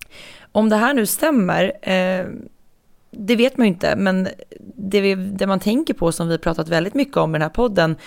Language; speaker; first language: Swedish; native; Swedish